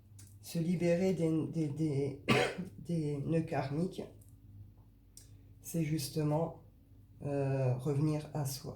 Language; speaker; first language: French; native; French